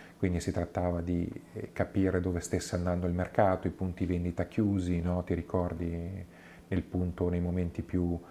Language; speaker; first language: Italian; native; Italian